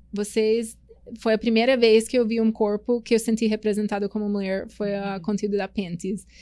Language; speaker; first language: Portuguese; non-native, fluent; English